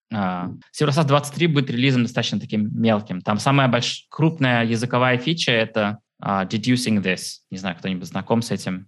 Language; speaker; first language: Russian; early bilingual, heritage; Russian